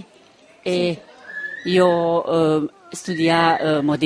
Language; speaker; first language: Spanish; non-native, learner; Romanian